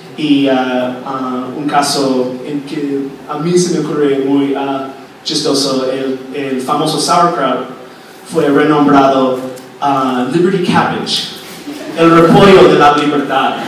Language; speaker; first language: Spanish; non-native, fluent; English